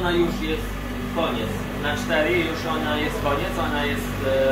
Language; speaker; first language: Polish; non-native, learner; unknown